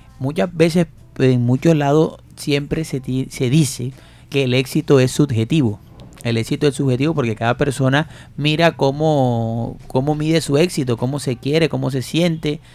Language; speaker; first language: Spanish; native; Spanish